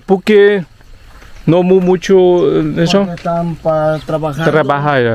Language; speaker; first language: Spanish; non-native, learner; Vietnamese